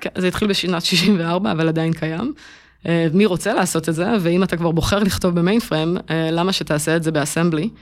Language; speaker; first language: Hebrew; native; Hebrew